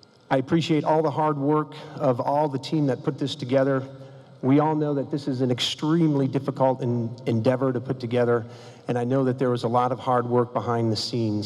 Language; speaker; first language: English; native; English